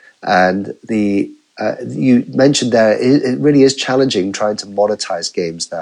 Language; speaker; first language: English; native; English